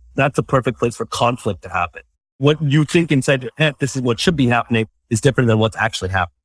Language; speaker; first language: English; non-native, local second language; Malayalam